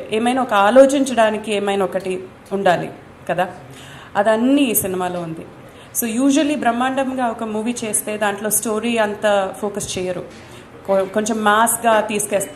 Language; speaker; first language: Telugu; non-native, fluent; Malayalam